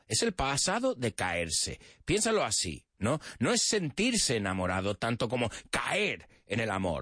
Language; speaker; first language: Spanish; non-native, fluent; English